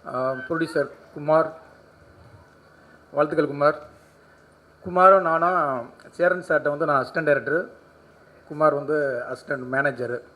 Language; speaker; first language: Tamil; native; Tamil